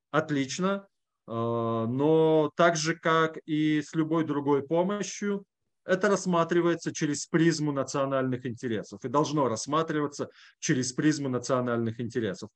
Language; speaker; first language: Russian; native; Russian